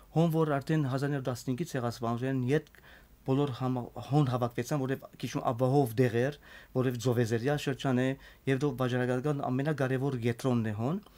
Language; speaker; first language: Armenian; native; Armenian